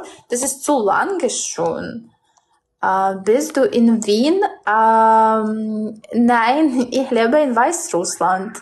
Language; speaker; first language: German; non-native, learner; Russian